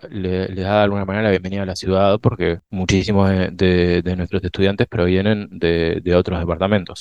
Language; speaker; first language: Spanish; native; Spanish